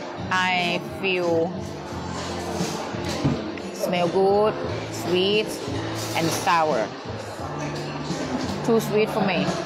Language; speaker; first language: English; non-native, learner; Thai